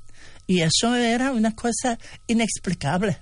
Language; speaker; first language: Catalan; non-native, fluent; Bosnian